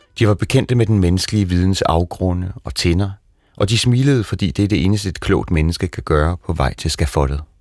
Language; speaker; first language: Danish; native; Danish